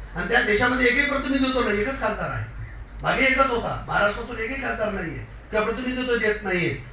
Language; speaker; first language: Marathi; non-native, local second language; Lambadi